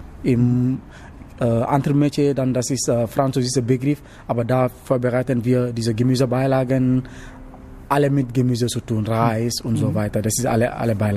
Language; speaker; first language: German; non-native, learner; Wolof